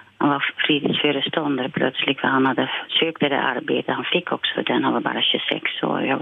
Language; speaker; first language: Swedish; non-native, fluent; Dutch